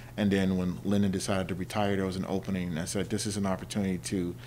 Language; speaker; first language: English; native; English